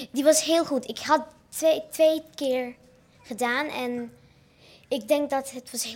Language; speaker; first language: Dutch; non-native, learner; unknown